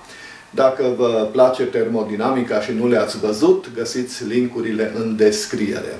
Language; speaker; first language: Romanian; native; Romanian